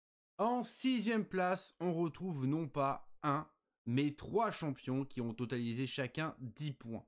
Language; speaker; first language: French; native; French